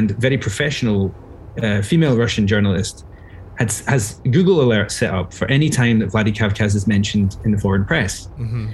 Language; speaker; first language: English; native; English